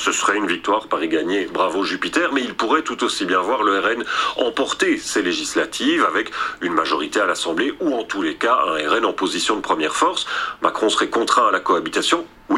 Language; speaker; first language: French; native; French